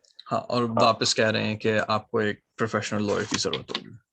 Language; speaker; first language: Urdu; native; Urdu